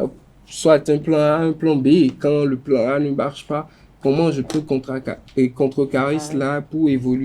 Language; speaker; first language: French; non-native, local second language; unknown